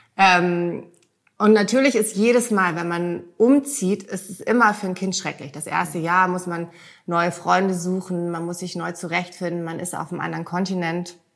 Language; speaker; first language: German; early bilingual, heritage; German